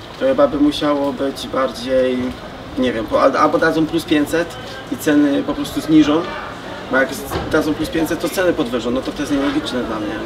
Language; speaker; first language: Polish; native; Polish